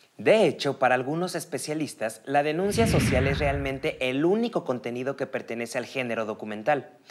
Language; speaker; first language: Spanish; native; Spanish